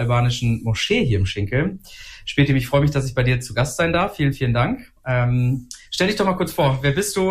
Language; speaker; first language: German; native; German